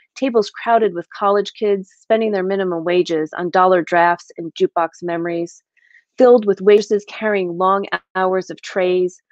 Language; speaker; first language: English; native; English